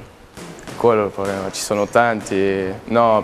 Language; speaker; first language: Italian; non-native, fluent; Spanish